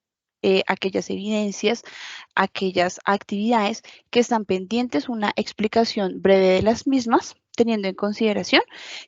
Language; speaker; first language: Spanish; native; Spanish